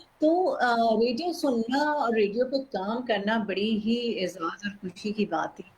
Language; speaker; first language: Urdu; native; Urdu